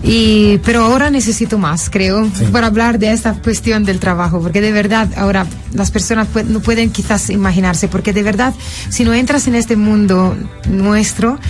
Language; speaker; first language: Spanish; non-native, fluent; Italian